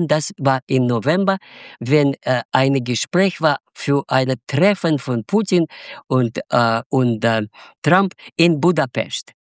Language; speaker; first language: German; non-native, fluent; Russian